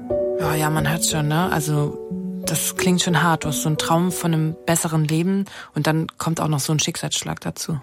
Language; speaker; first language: German; native; German